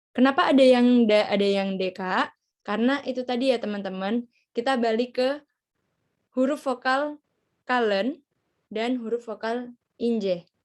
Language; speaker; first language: Indonesian; native; Indonesian